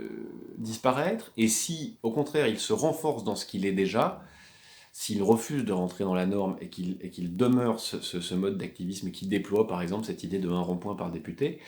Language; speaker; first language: French; native; French